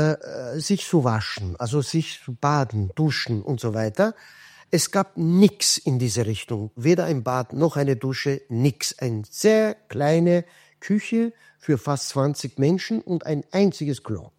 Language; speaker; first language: German; non-native, fluent; Kurdish